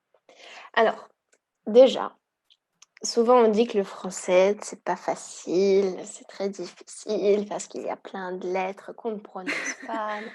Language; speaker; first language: French; early bilingual, heritage; Hungarian